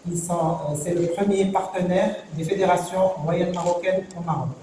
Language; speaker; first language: French; non-native, local second language; Arabic